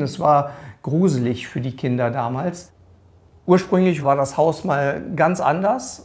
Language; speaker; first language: German; native; German